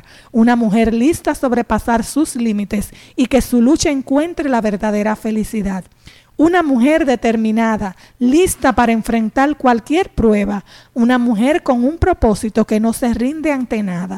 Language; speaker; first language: Spanish; native; Spanish